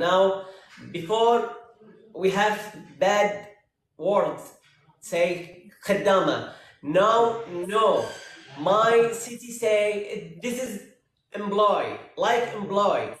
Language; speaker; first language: English; non-native, learner; Arabic